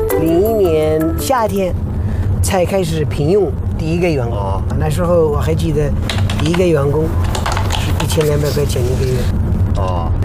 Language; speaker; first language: Chinese; non-native, fluent; Arabic